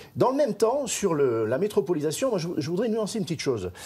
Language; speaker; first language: French; native; French